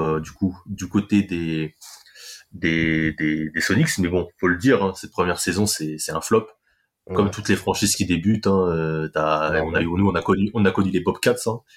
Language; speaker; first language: French; native; French